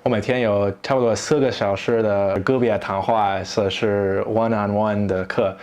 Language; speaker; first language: Chinese; non-native, learner; English